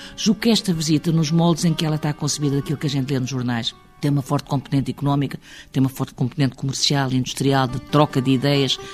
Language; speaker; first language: Portuguese; early bilingual, heritage; Portuguese